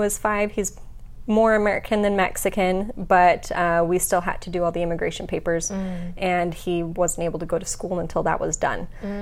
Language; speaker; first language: English; native; English